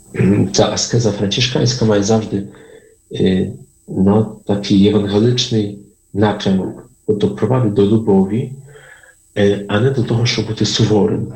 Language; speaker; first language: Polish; non-native, learner; Ukrainian